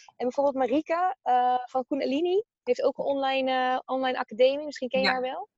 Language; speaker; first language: Dutch; native; Dutch